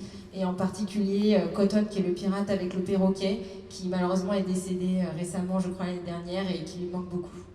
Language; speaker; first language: French; native; French